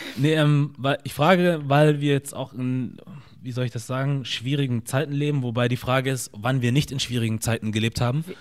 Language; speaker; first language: German; early bilingual, other home language; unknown